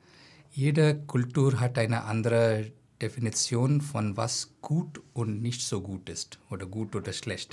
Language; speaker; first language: German; non-native, fluent; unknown